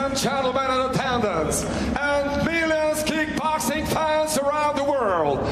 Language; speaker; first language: English; non-native, fluent; Russian